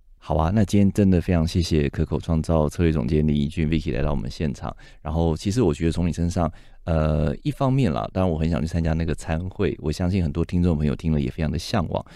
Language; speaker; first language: Chinese; native; Chinese